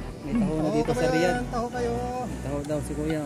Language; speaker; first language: Filipino; non-native, local second language; Iloko